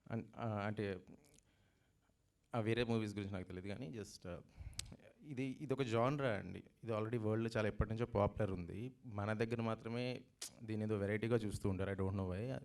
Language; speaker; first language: Telugu; native; Telugu